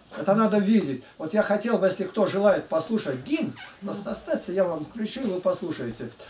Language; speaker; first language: Russian; native; Russian